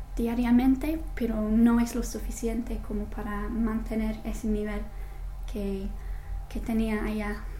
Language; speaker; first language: Spanish; non-native, fluent; English